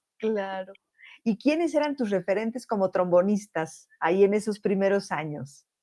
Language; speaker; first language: Spanish; native; Spanish